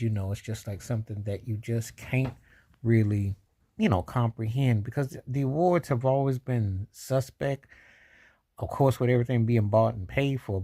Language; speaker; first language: English; native; English